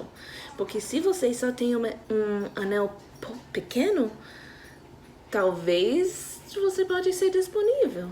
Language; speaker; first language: Portuguese; non-native, fluent; English